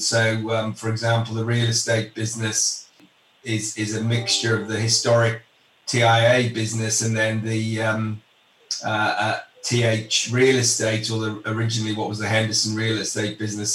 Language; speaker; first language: English; native; English